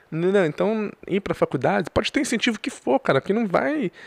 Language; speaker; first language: Portuguese; early bilingual, other home language; English